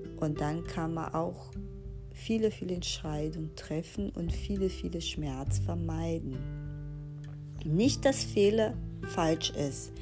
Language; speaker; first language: German; non-native, fluent; Portuguese